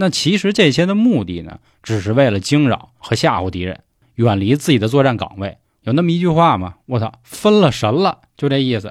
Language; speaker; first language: Chinese; native; Chinese